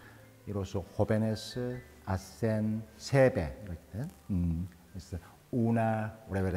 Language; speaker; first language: Spanish; non-native, fluent; Korean